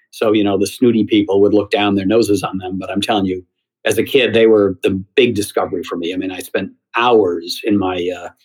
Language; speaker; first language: English; native; English